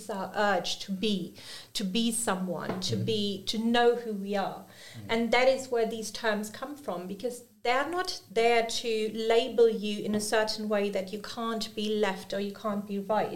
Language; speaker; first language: English; non-native, fluent; German